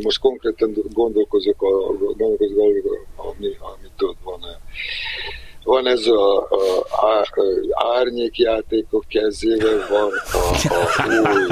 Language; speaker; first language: Hungarian; non-native, fluent; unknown